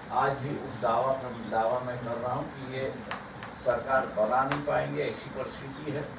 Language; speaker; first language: Hindi; non-native, local second language; Marathi